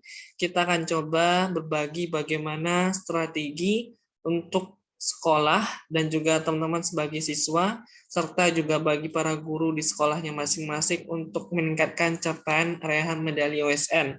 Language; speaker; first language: Indonesian; non-native, local second language; Minangkabau